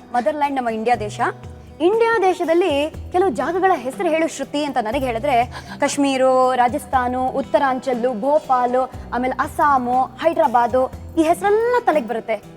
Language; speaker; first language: Kannada; native; Kannada